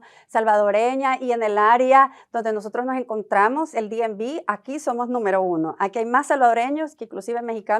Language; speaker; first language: Spanish; native; Spanish